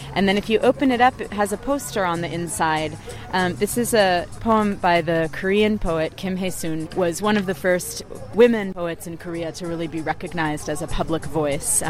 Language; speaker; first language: English; native; English